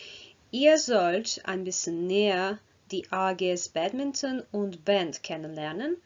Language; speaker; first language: German; non-native, fluent; Croatian